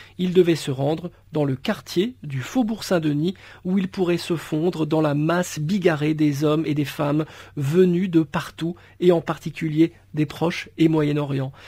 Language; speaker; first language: French; native; French